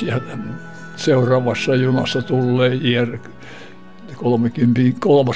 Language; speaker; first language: Finnish; native; Finnish